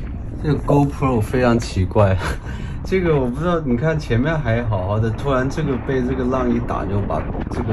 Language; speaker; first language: Chinese; native; Chinese